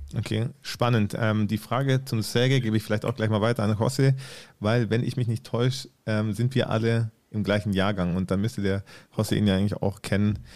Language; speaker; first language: German; native; German